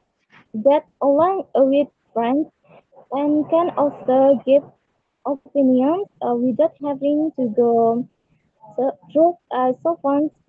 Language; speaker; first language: English; non-native, learner; Indonesian